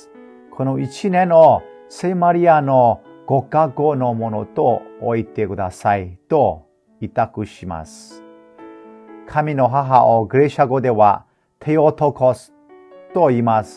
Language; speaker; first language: Japanese; non-native, fluent; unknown